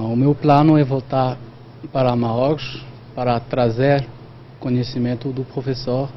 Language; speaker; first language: Portuguese; non-native, fluent; Arabic